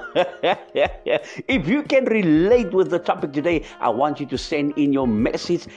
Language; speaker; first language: English; non-native, local second language; Afrikaans